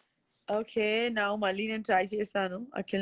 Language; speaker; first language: Telugu; non-native, learner; Gujarati